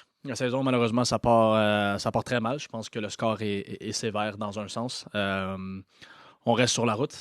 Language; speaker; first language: French; native; French